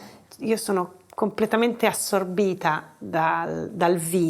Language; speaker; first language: Italian; native; Italian